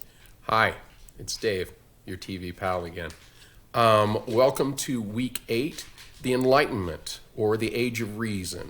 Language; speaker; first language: English; native; English